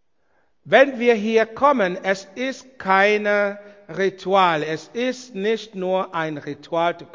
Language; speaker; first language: German; non-native, learner; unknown